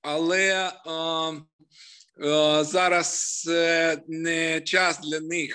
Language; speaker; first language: Ukrainian; non-native, local second language; Russian